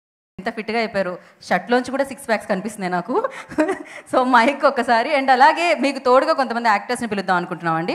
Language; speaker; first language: Telugu; native; Telugu